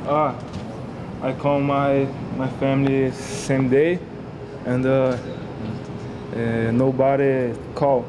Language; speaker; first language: English; non-native, learner; Portuguese